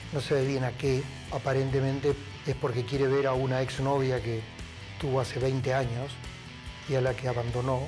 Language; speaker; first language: Spanish; native; Spanish